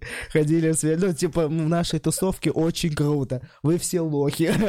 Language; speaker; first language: Russian; native; Russian